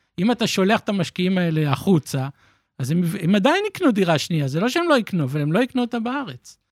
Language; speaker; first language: Hebrew; native; Hebrew